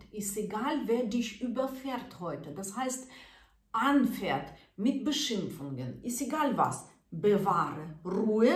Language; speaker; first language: German; non-native, fluent; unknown